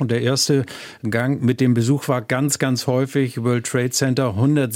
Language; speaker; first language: German; native; German